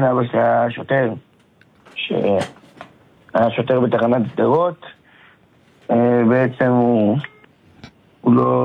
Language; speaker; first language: Hebrew; native; Hebrew